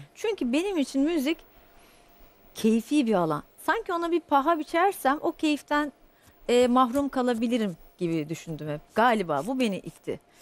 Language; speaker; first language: Turkish; non-native, fluent; Portuguese